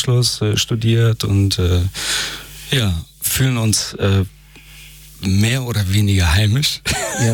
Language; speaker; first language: German; early bilingual, other home language; Persian